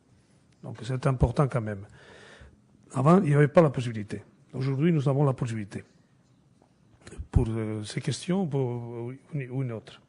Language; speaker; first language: French; non-native, fluent; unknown